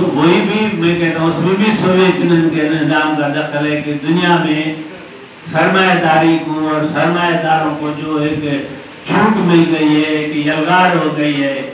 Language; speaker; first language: Urdu; non-native, local second language; Sindhi